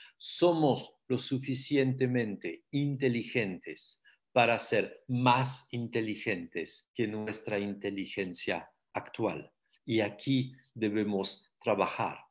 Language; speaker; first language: Spanish; non-native, fluent; French